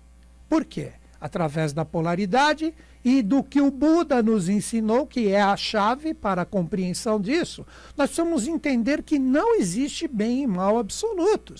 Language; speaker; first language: Portuguese; native; Portuguese